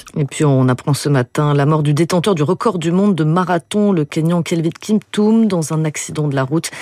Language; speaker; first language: French; native; French